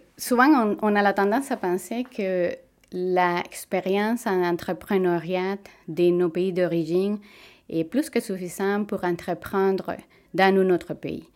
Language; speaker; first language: French; non-native, fluent; Spanish